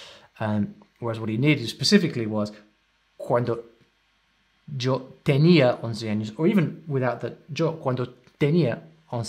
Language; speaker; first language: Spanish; non-native, fluent; English